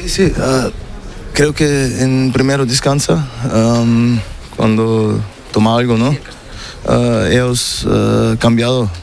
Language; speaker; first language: Spanish; non-native, learner; German